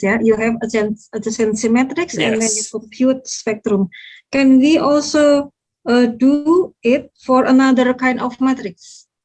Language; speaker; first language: English; non-native, fluent; Indonesian